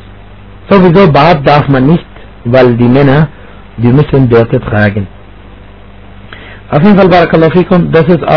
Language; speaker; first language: German; non-native, fluent; Arabic